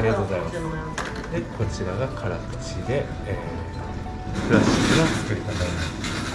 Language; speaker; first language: Japanese; native; Japanese